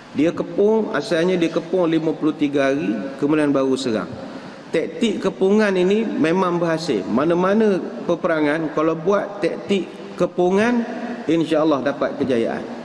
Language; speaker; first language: Malay; native; Malay